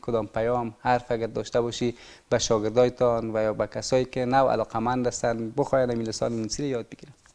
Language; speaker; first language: Persian; native; Persian